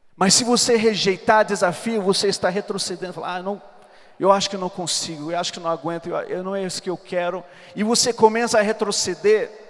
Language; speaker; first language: Portuguese; non-native, fluent; English